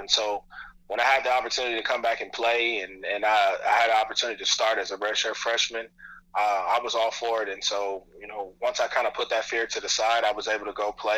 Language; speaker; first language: English; native; English